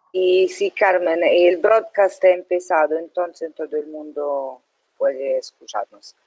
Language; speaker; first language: Spanish; non-native, learner; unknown